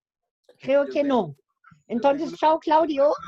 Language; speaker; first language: Spanish; non-native, fluent; German